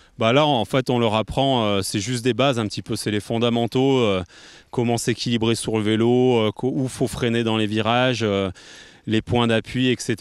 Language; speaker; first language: French; native; French